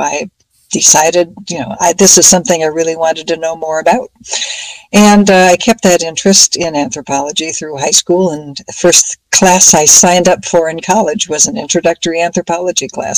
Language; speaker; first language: English; native; English